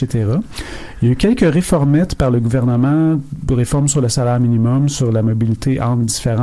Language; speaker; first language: French; native; French